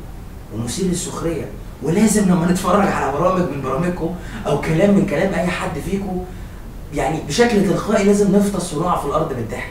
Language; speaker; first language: Arabic; native; Arabic